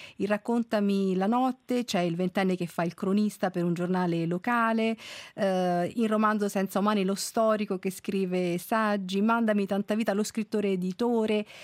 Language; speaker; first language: Italian; native; Italian